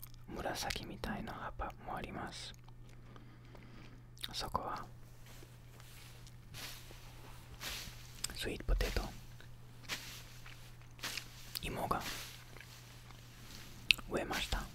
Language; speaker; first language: Japanese; non-native, learner; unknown